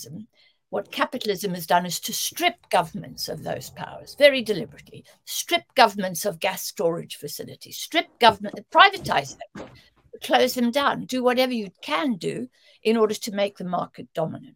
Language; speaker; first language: English; native; English